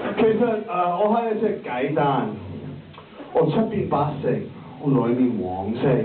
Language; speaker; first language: Cantonese; non-native, learner; English